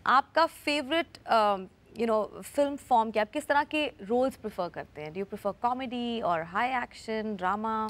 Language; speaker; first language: Hindi; native; Hindi